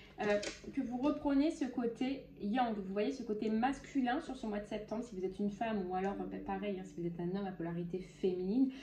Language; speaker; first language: French; native; French